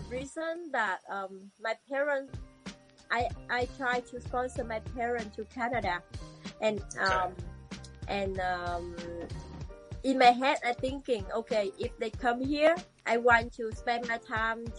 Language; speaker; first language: English; non-native, learner; Vietnamese